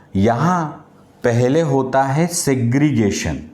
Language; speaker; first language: Hindi; non-native, local second language; Marathi